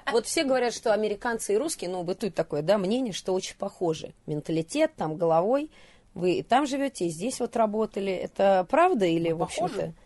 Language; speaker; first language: Russian; native; Russian